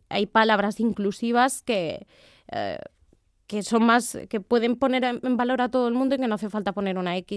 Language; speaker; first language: Spanish; native; Spanish